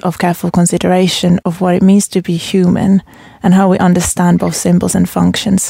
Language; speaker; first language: English; non-native, fluent; Finnish